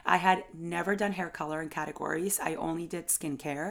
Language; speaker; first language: English; non-native, fluent; Spanish